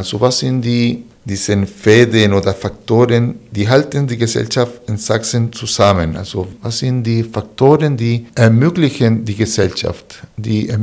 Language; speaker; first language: German; non-native, fluent; Spanish